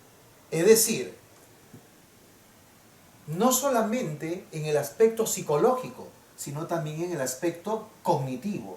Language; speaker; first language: Spanish; native; Spanish